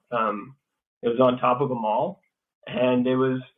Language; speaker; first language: English; native; English